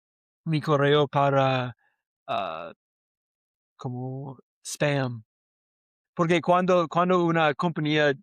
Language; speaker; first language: Spanish; non-native, learner; English